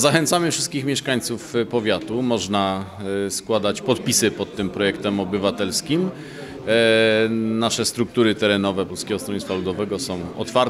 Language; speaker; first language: Polish; native; Polish